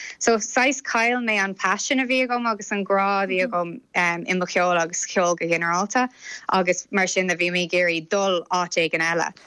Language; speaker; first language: Irish; non-native, local second language; English